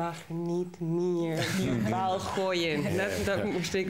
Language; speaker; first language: Dutch; non-native, learner; Spanish